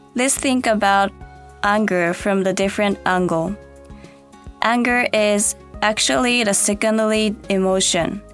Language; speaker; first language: English; non-native, fluent; Japanese